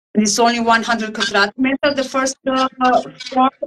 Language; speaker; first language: English; non-native, learner; Romanian